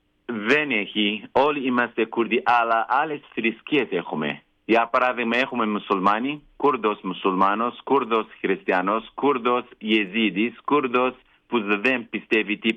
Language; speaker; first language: Greek; non-native, learner; Kurdish